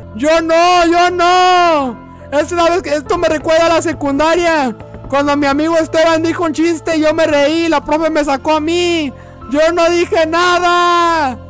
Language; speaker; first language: Spanish; native; Spanish